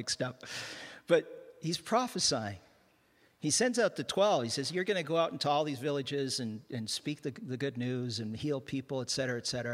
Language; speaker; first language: English; native; English